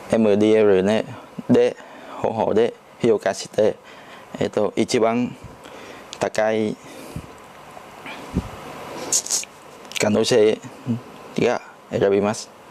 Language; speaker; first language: Japanese; non-native, learner; Chinese